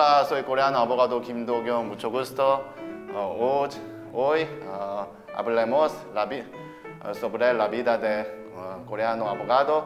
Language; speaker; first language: Spanish; non-native, learner; Korean